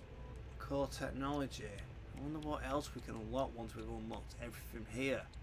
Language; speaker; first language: English; native; English